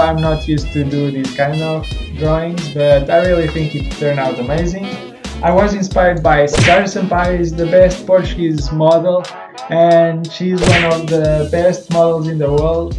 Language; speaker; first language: English; non-native, fluent; Portuguese